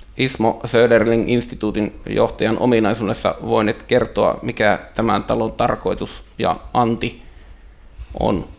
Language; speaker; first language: Finnish; native; Finnish